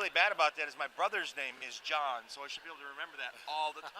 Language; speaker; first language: English; native; English